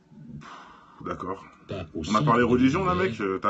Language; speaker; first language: French; native; French